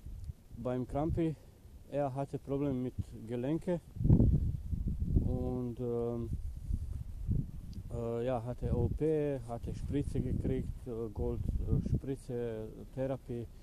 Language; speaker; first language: German; non-native, learner; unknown